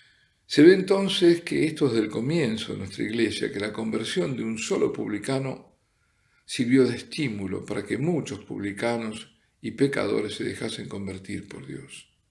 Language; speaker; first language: Spanish; native; Spanish